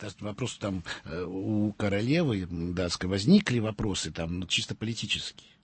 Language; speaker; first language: Russian; early bilingual, heritage; Russian